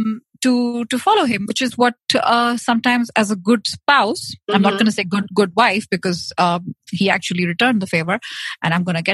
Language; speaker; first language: English; non-native, local second language; Hindi